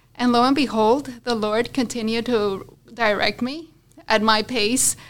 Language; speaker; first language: English; non-native, fluent; Spanish